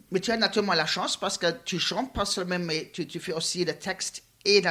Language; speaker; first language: French; non-native, learner; Luxembourgish